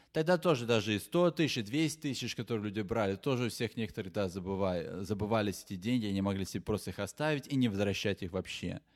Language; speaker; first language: Russian; native; Russian